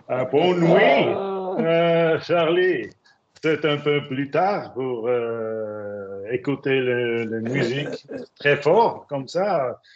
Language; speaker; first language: French; non-native, learner; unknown